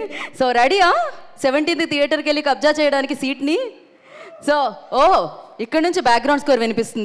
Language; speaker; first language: Telugu; native; Telugu